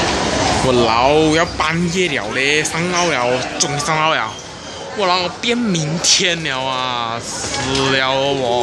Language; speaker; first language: Chinese; native; Chinese